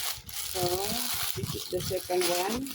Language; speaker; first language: English; non-native, local second language; Filipino